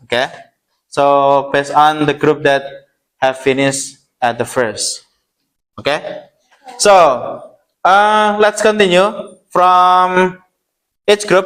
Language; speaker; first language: English; non-native, learner; Indonesian